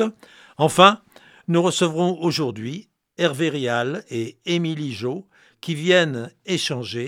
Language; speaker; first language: French; native; French